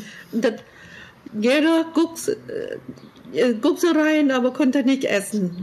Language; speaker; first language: German; non-native, learner; Vietnamese